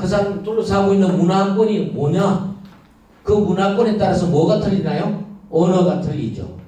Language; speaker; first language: Korean; native; Korean